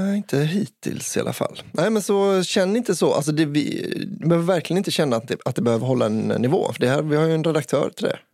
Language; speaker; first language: Swedish; native; Swedish